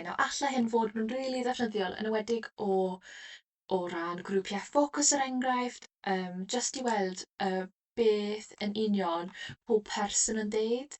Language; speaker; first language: Welsh; non-native, local second language; English